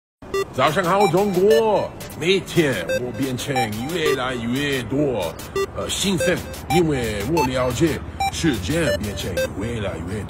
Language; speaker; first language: Chinese; non-native, learner; English